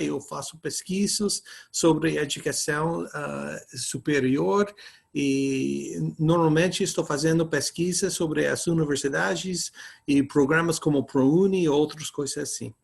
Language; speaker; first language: Portuguese; non-native, fluent; English